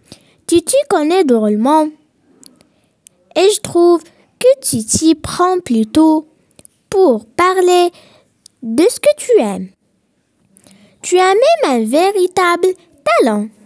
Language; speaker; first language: French; non-native, local second language; Arabic